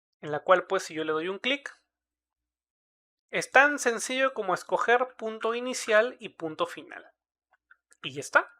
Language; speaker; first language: Spanish; native; Spanish